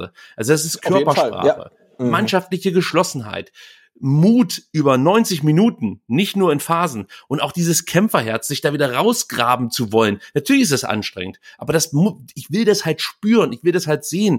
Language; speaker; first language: German; native; German